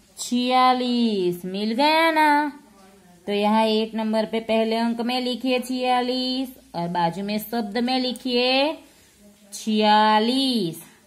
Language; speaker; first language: Hindi; non-native, local second language; Gujarati